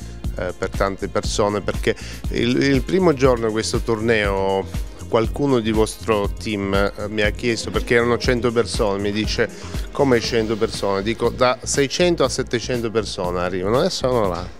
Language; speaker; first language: Italian; non-native, fluent; Russian